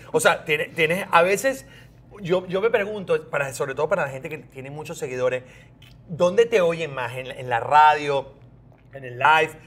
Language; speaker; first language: Spanish; native; Spanish